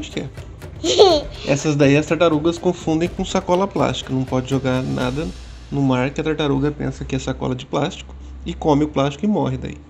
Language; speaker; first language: Portuguese; native; Portuguese